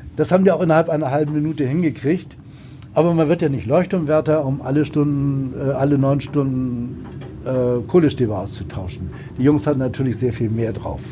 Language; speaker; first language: German; native; German